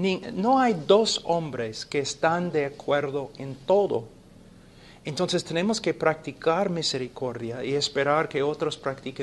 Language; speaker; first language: Spanish; non-native, fluent; English